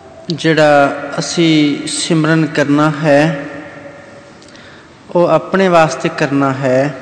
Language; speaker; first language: Punjabi; native; Punjabi